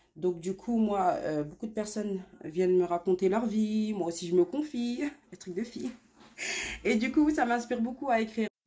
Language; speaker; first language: French; native; French